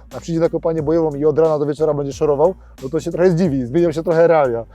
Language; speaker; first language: Polish; native; Polish